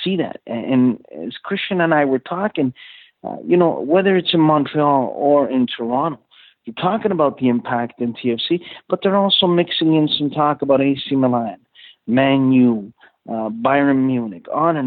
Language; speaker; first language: English; native; English